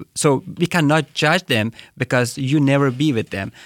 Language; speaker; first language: English; non-native, fluent; Persian